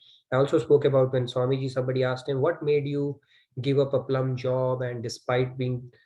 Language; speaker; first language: English; non-native, local second language; Hindi